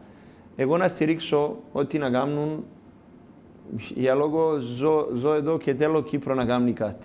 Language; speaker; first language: Greek; non-native, learner; Serbian